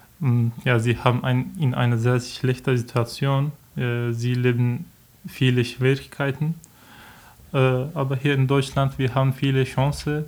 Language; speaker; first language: German; non-native, learner; Turkish